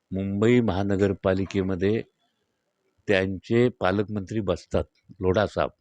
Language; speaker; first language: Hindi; non-native, local second language; Marathi